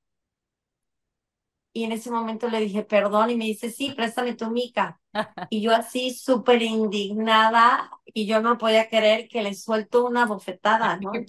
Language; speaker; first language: Spanish; native; Spanish